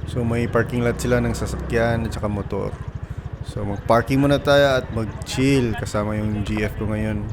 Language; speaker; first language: Filipino; non-native, local second language; Cebuano